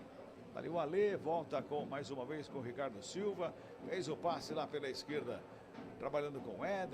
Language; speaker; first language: Portuguese; native; Portuguese